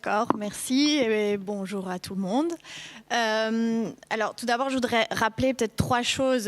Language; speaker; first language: French; native; French